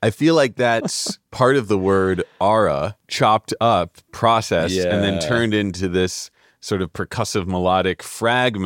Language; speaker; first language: English; native; English